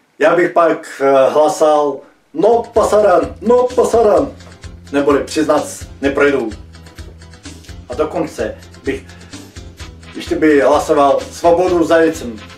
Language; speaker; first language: Czech; non-native, fluent; Russian